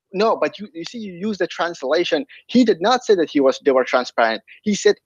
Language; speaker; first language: English; non-native, fluent; Persian